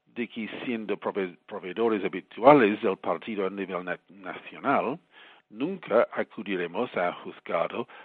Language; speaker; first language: Spanish; non-native, fluent; English